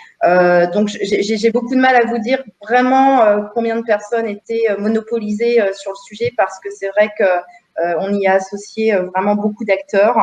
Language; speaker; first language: French; native; French